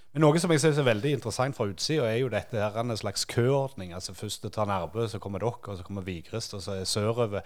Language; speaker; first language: Norwegian; native; Norwegian